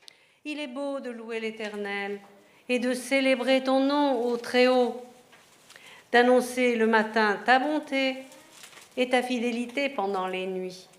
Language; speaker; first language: French; native; French